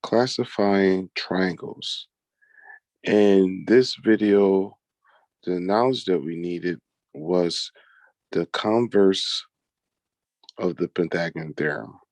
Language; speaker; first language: English; native; English